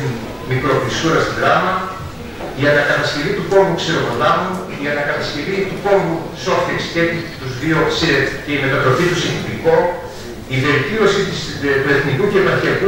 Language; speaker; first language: Greek; native; Greek